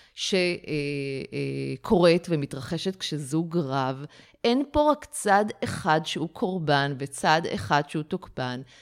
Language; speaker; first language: Hebrew; native; Hebrew